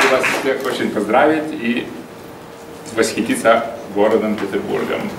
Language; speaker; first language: Russian; non-native, fluent; Lithuanian